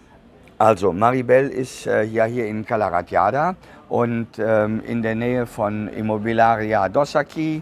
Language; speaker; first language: German; native; German